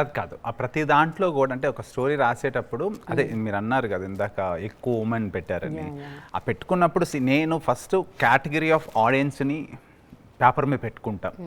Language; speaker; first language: Telugu; native; Telugu